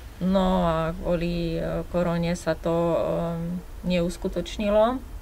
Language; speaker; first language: Slovak; non-native, fluent; Slovenian